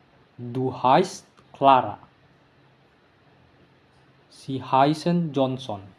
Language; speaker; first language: German; non-native, learner; Indonesian